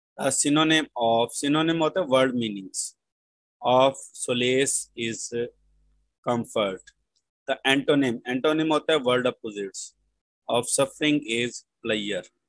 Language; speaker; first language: English; non-native, local second language; Urdu